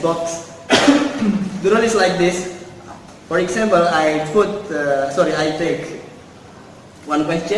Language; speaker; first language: English; non-native, learner; Indonesian